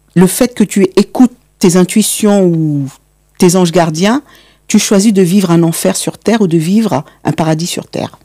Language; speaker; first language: French; native; French